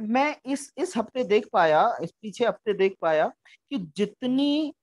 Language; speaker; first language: Hindi; native; Hindi